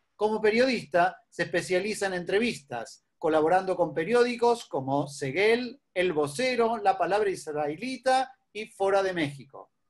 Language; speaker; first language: Spanish; native; Spanish